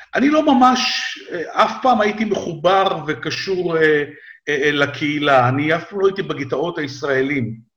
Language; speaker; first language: Hebrew; native; Hebrew